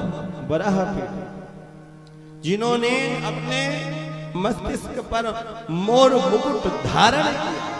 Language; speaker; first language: Hindi; native; Hindi